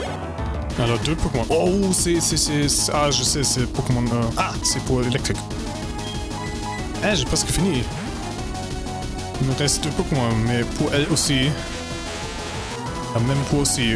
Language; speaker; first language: French; non-native, learner; German